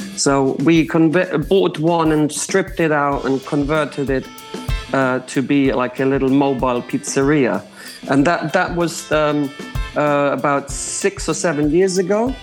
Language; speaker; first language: English; non-native, fluent; Croatian